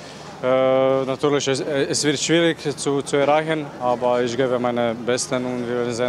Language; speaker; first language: German; non-native, learner; Croatian